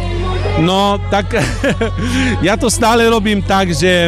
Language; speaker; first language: Slovak; non-native, local second language; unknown